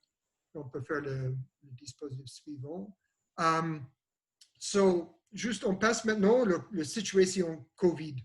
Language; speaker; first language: French; non-native, learner; English